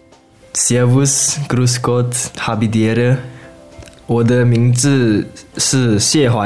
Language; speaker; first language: German; non-native, learner; Malay